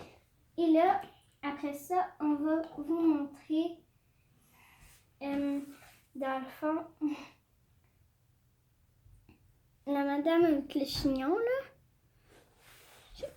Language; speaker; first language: French; native; French